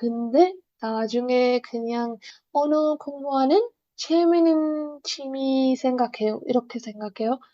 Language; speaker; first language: Korean; non-native, learner; Urdu